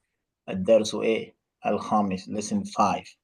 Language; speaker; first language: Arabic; non-native, fluent; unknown